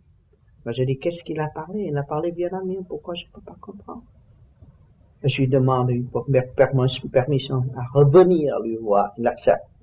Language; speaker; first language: French; non-native, learner; Vietnamese